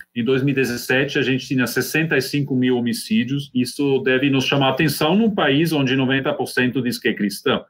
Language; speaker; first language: Portuguese; non-native, fluent; Swiss German